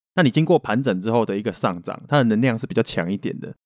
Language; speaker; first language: Chinese; non-native, local second language; Min Nan Chinese